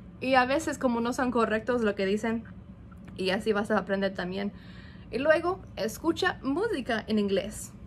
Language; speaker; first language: Spanish; non-native, fluent; English